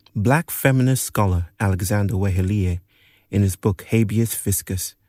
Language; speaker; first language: English; non-native, local second language; Yoruba